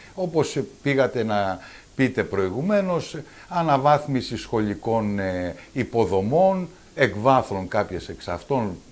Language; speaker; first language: Greek; native; Greek